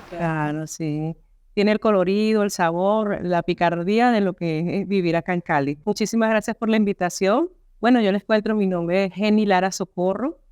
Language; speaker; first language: Spanish; native; Spanish